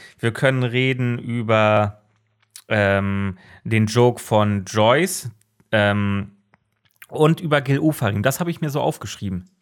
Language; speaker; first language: German; native; German